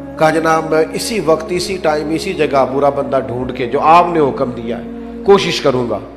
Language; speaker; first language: Urdu; non-native, local second language; Punjabi